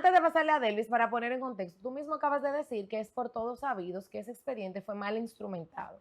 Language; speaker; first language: Spanish; native; Spanish